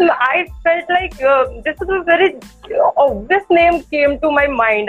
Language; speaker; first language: English; non-native, local second language; Hindi